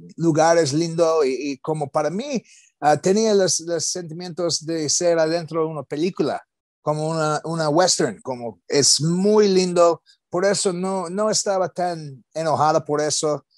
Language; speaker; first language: Spanish; non-native, learner; English